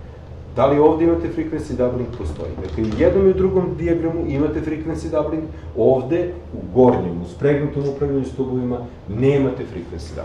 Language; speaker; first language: Serbian; native; Serbian